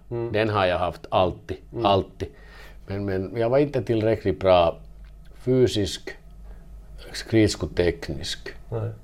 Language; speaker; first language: Swedish; non-native, learner; Finnish